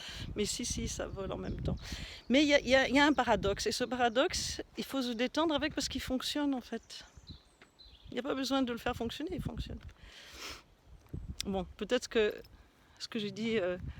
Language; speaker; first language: French; native; French